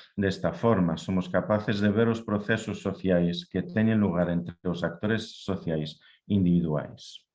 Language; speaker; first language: Galician; non-native, fluent; Polish